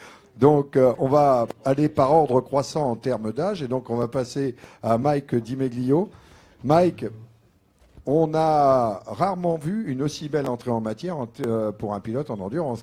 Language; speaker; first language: French; native; French